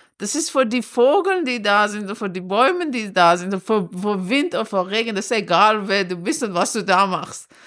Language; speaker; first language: German; non-native, fluent; Persian